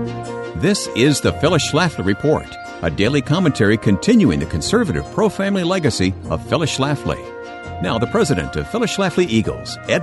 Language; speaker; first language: English; native; English